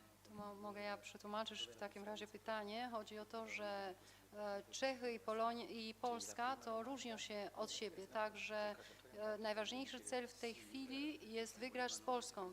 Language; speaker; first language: Polish; non-native, fluent; Albanian